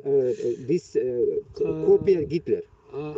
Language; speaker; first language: English; non-native, learner; Bashkir